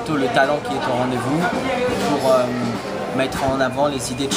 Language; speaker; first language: French; native; French